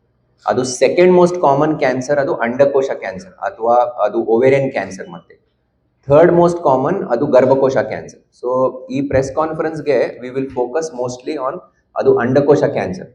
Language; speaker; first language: Kannada; non-native, learner; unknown